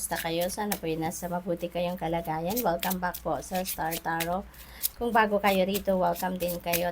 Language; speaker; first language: Filipino; native; Filipino